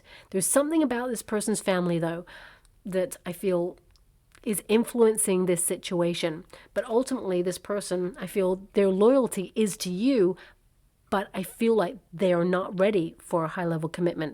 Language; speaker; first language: English; native; English